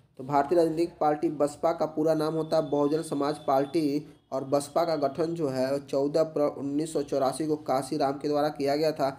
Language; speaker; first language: Hindi; native; Hindi